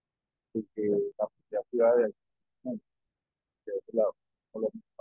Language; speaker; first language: Spanish; native; Spanish